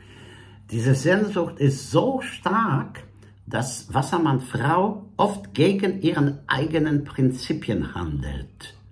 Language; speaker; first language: German; non-native, fluent; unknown